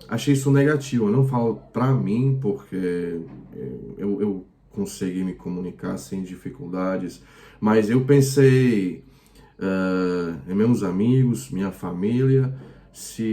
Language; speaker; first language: Portuguese; non-native, fluent; Croatian